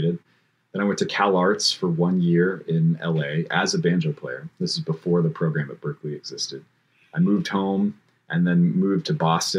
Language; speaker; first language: English; native; English